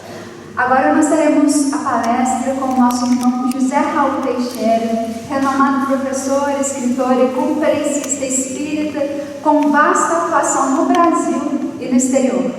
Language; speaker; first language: Portuguese; native; Portuguese